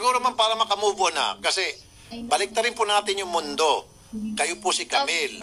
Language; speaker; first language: Filipino; native; Filipino